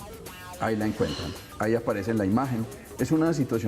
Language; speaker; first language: Spanish; native; Spanish